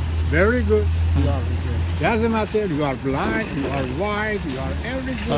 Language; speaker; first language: English; non-native, learner; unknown